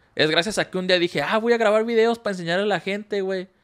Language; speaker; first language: Spanish; native; Spanish